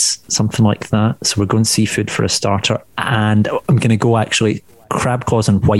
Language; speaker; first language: English; native; English